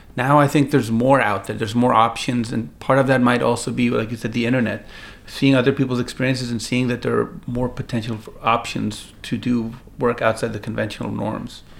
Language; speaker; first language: English; native; English